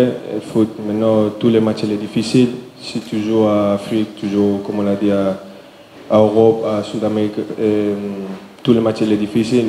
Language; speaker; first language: French; non-native, learner; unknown